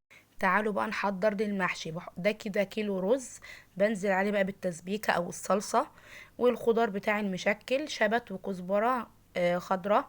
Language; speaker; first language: Arabic; native; Arabic